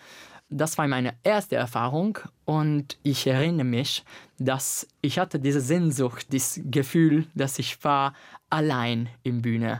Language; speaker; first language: German; non-native, learner; Italian